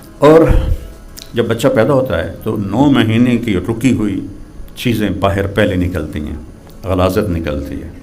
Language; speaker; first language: Urdu; non-native, local second language; Punjabi